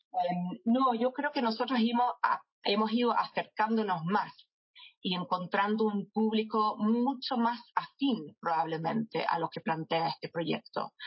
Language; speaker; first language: Spanish; non-native, fluent; English